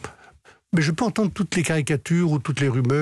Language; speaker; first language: French; native; French